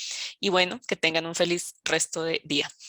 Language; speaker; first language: Spanish; native; Spanish